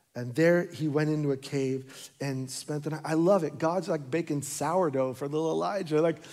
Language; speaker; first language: English; native; English